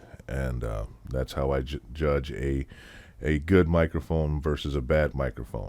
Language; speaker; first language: English; native; English